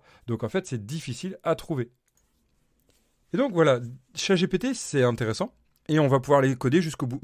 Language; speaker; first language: French; native; French